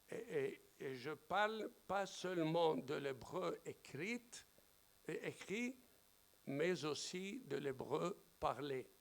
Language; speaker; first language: French; non-native, fluent; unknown